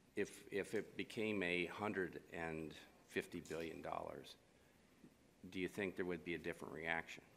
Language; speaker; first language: English; native; English